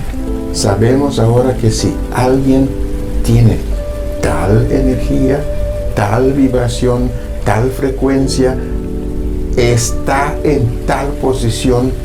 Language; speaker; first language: Spanish; non-native, fluent; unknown